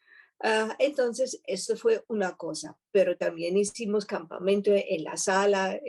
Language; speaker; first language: Spanish; non-native, fluent; German